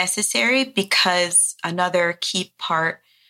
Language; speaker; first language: English; early bilingual, other home language; Portuguese